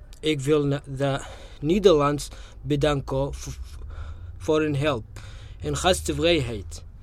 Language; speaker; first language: Dutch; non-native, learner; Arabic